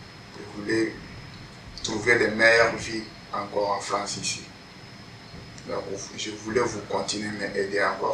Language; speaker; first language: French; non-native, learner; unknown